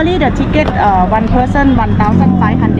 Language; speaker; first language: English; non-native, learner; Thai